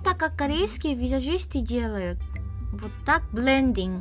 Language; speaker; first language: Russian; non-native, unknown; Korean